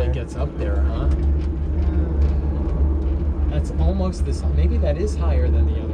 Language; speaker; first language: English; native; English